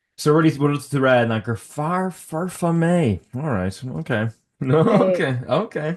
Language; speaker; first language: Irish; native; Irish